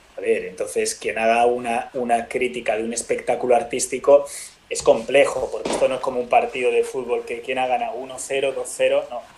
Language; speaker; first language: Spanish; native; Spanish